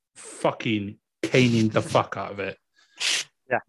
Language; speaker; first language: English; native; English